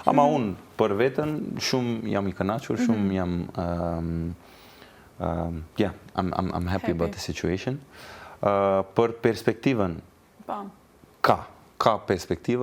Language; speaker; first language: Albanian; non-native, learner; Turkish